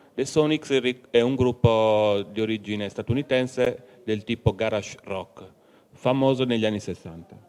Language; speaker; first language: Italian; native; Italian